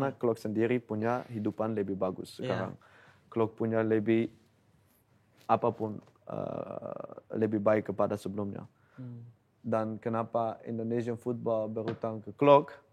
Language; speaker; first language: Indonesian; non-native, fluent; Dutch